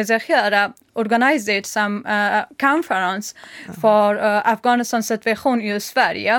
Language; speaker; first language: Swedish; non-native, learner; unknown